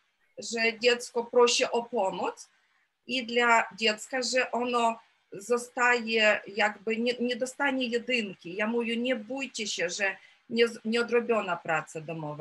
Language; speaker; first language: Polish; non-native, fluent; Ukrainian